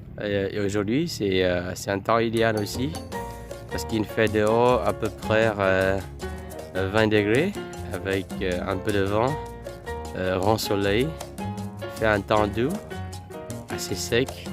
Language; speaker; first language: French; non-native, fluent; Vietnamese